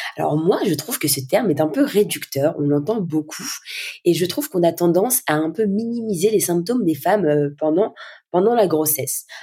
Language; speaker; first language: French; native; French